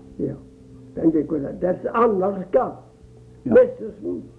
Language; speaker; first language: Swedish; early bilingual, heritage; Swedish